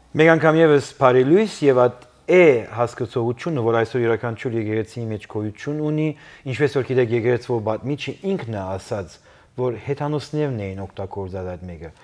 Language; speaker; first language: Armenian; early bilingual, heritage; Armenian